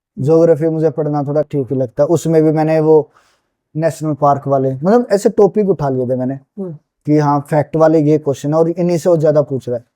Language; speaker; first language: Hindi; native; Hindi